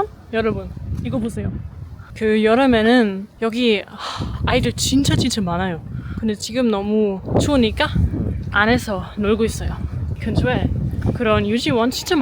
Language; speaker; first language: Korean; non-native, fluent; German